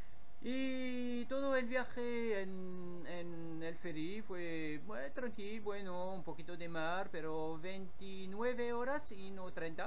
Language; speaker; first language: Spanish; non-native, learner; French